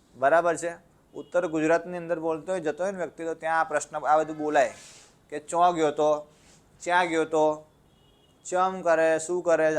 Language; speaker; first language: Gujarati; native; Gujarati